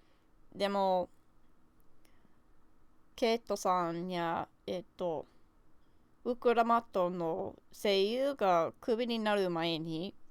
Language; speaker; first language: Japanese; non-native, learner; English